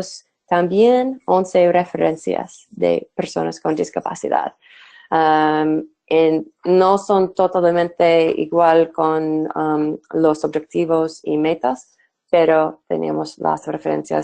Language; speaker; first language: Spanish; non-native, fluent; English